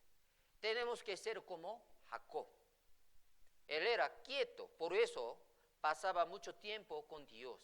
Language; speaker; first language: Spanish; non-native, fluent; Korean